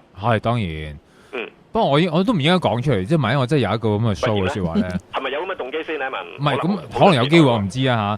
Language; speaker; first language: Cantonese; native; Cantonese